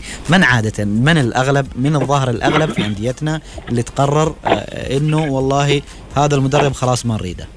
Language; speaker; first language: Arabic; native; Arabic